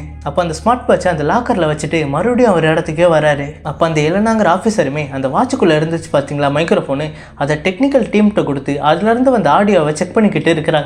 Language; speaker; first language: Tamil; native; Tamil